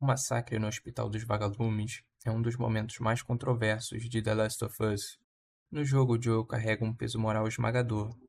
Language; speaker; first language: Portuguese; native; Portuguese